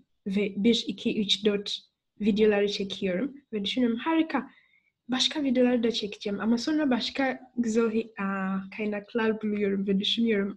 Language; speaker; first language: Turkish; non-native, fluent; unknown